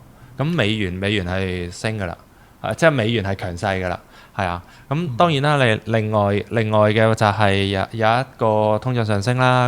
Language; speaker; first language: Cantonese; native; Cantonese